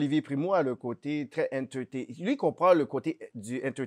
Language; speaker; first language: French; native; French